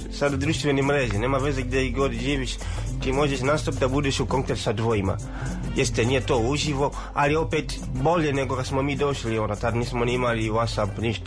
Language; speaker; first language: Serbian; non-native, fluent; Swahili